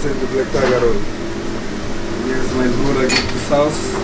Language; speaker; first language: German; non-native, learner; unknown